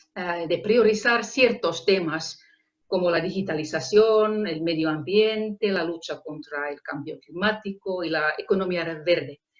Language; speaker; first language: Spanish; non-native, fluent; Finnish